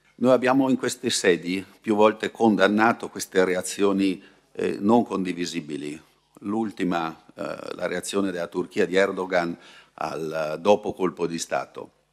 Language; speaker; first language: Italian; native; Italian